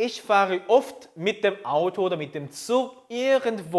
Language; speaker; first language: German; non-native, fluent; Korean